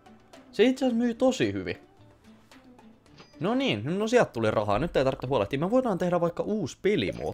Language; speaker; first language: Finnish; native; Finnish